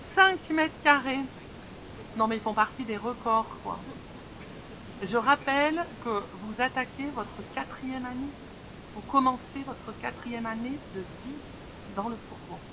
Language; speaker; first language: French; native; French